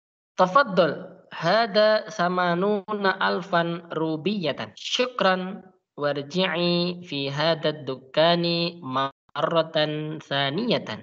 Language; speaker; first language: Arabic; non-native, fluent; Indonesian